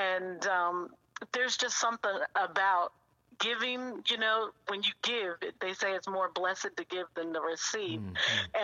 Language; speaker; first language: English; native; English